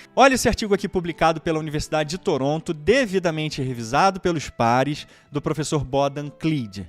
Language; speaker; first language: Portuguese; native; Portuguese